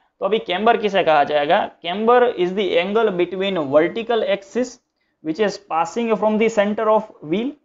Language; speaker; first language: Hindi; non-native, local second language; Gujarati